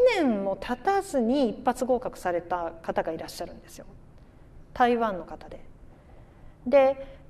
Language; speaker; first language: Japanese; native; Japanese